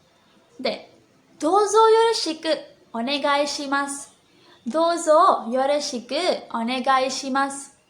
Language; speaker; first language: Japanese; non-native, learner; Sinhala